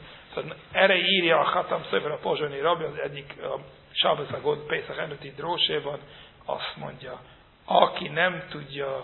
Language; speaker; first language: Hungarian; non-native, fluent; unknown